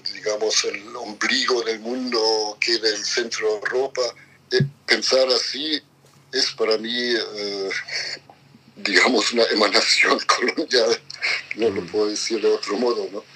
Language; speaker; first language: Spanish; non-native, fluent; German